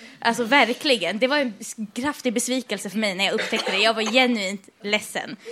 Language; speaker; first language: Swedish; early bilingual, other home language; Persian